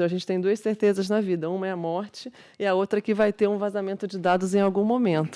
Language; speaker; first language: Portuguese; native; Portuguese